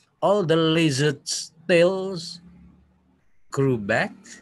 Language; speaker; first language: English; non-native, fluent; Indonesian